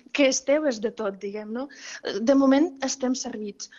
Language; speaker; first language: Catalan; non-native, fluent; Ukrainian